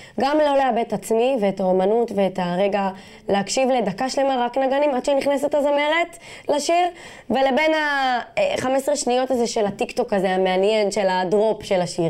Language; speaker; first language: Hebrew; non-native, local second language; Arabic